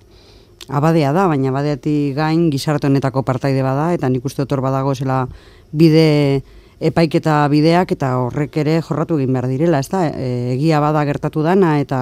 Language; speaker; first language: Basque; native; Basque